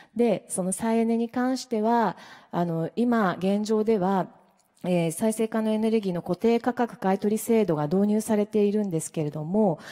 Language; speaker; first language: Japanese; native; Japanese